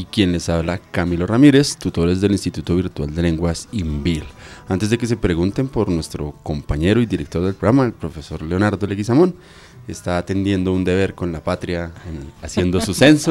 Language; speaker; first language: Spanish; native; Spanish